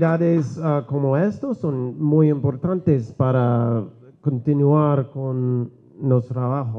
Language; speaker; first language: Spanish; non-native, learner; English